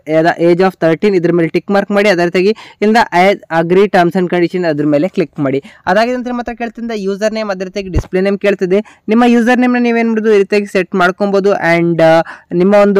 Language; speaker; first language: Kannada; native; Kannada